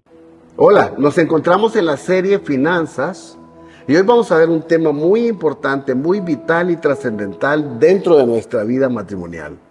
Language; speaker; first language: Spanish; native; Spanish